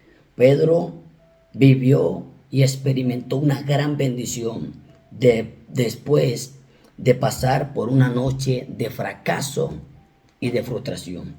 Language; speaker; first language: Spanish; native; Spanish